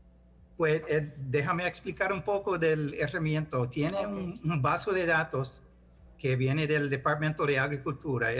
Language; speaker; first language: Spanish; non-native, fluent; English